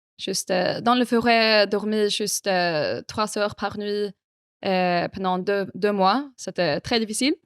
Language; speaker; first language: French; non-native, fluent; Swedish